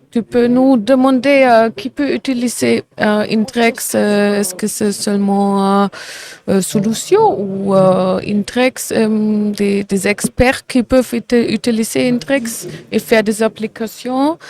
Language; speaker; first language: French; non-native, fluent; German